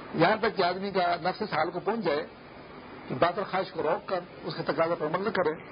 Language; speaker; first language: Urdu; non-native, local second language; Pashto